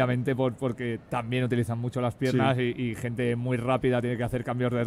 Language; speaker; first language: Spanish; native; Spanish